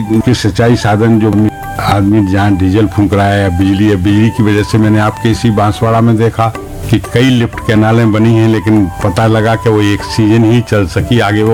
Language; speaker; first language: Hindi; native; Hindi